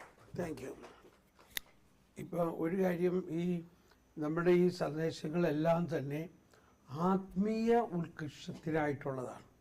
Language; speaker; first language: Malayalam; native; Malayalam